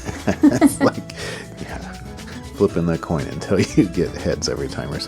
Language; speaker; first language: English; native; English